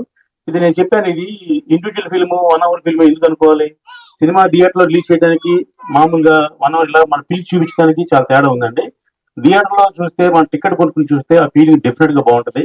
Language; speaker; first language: Telugu; native; Telugu